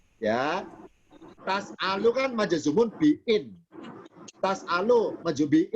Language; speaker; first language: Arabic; non-native, fluent; Indonesian